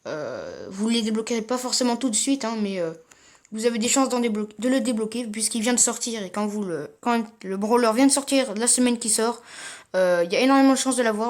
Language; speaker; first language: French; native; French